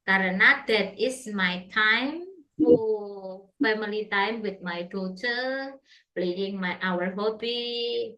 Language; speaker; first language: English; non-native, fluent; Indonesian